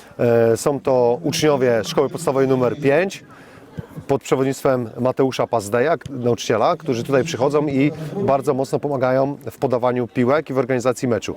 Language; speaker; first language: Polish; native; Polish